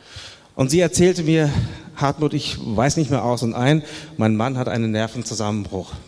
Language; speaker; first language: German; native; German